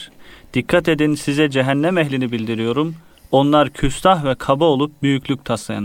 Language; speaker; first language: Turkish; native; Turkish